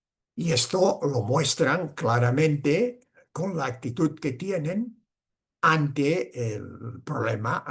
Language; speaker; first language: Spanish; non-native, local second language; Catalan